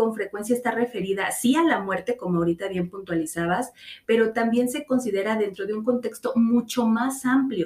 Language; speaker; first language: Spanish; native; Spanish